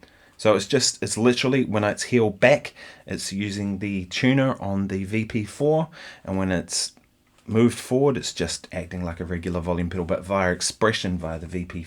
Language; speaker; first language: English; native; English